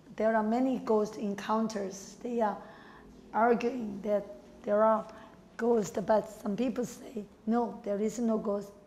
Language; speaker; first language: English; non-native, fluent; Korean